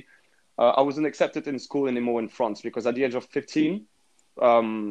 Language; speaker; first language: English; native; English